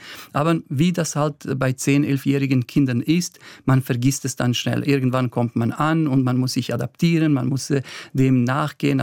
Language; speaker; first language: German; early bilingual, other home language; Bosnian